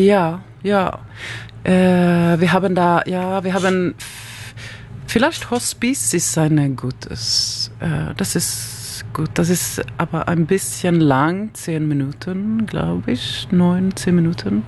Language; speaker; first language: German; non-native, learner; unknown